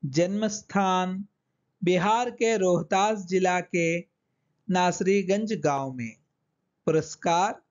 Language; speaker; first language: Hindi; non-native, local second language; Telugu